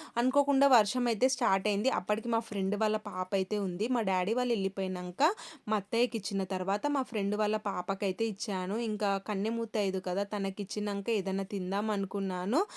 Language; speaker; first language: Telugu; non-native, local second language; Kannada